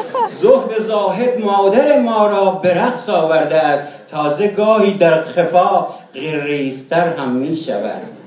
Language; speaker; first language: Persian; non-native, local second language; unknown